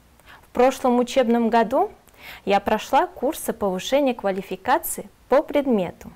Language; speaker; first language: Russian; non-native, local second language; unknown